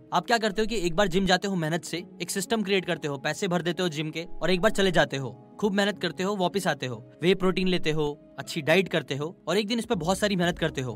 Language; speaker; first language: Hindi; native; Hindi